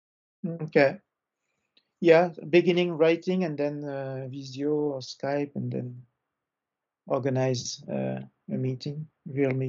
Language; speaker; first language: English; non-native, fluent; French